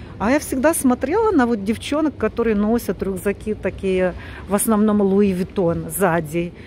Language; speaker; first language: Russian; native; Russian